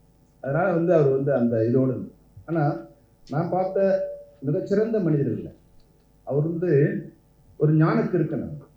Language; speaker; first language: Tamil; native; Tamil